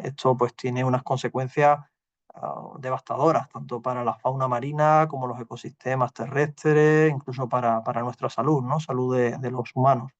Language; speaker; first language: Spanish; native; Spanish